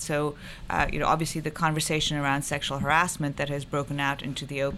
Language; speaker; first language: English; non-native, local second language; Urdu